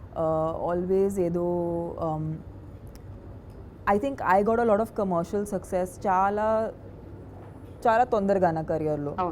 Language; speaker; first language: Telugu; non-native, fluent; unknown